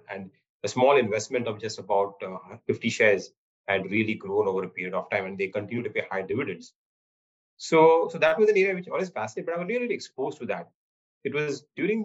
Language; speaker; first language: English; non-native, local second language; Marathi